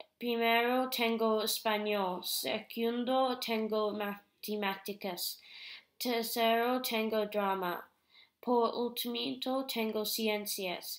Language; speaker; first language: Spanish; non-native, learner; English